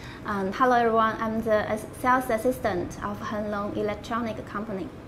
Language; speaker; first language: English; non-native, learner; Chinese